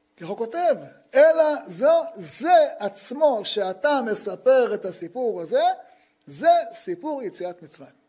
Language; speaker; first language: Hebrew; native; Hebrew